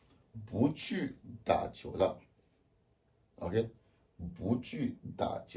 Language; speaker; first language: Chinese; non-native, learner; French